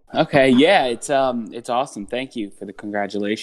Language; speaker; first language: English; native; English